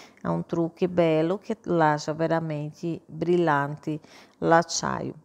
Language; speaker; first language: Italian; non-native, fluent; Portuguese